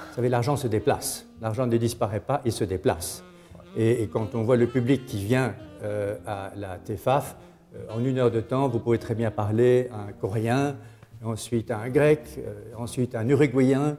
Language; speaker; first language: French; native; French